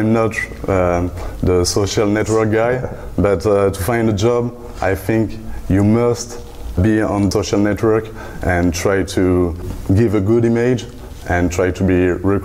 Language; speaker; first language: English; non-native, fluent; French